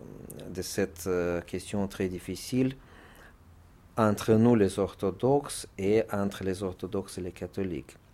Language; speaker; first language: French; non-native, fluent; Russian